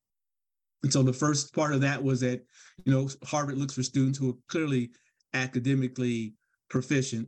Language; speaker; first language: English; native; English